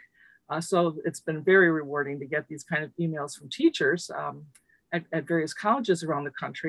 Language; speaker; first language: English; early bilingual, other home language; Lithuanian